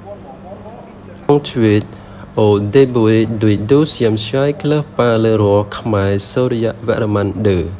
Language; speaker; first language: French; non-native, learner; Khmer